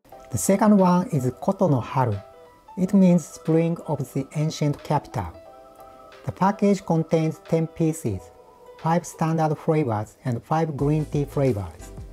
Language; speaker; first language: English; non-native, fluent; Japanese